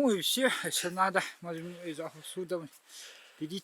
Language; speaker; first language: Russian; non-native, local second language; Yakut